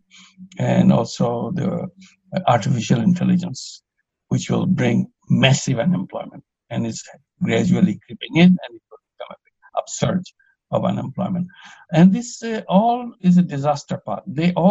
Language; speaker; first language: English; non-native, local second language; Bangla